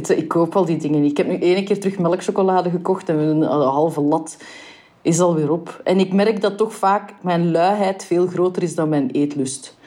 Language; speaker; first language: Dutch; native; Dutch